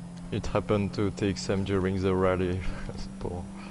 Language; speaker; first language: English; non-native, fluent; French